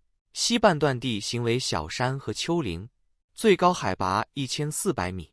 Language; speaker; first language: Chinese; native; Chinese